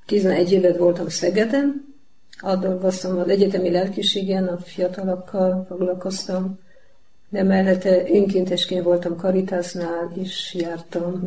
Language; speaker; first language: Hungarian; non-native, learner; Polish